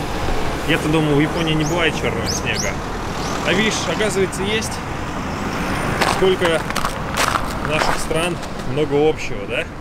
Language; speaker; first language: Russian; native; Russian